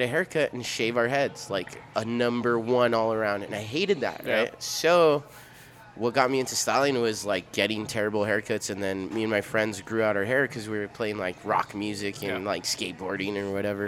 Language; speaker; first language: English; early bilingual, other home language; Spanish